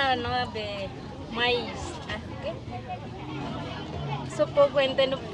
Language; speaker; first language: Portuguese; non-native, local second language; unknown